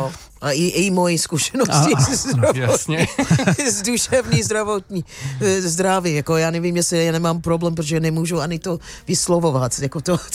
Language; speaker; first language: Czech; non-native, fluent; English